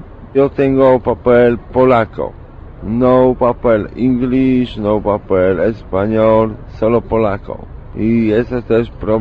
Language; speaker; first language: Spanish; non-native, learner; Polish